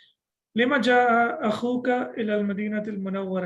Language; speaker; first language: Arabic; non-native, fluent; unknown